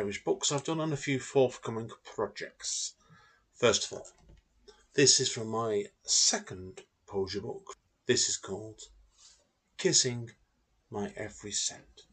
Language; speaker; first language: English; native; English